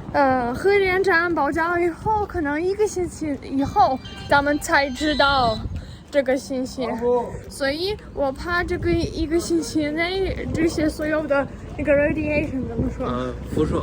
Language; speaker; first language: Chinese; non-native, fluent; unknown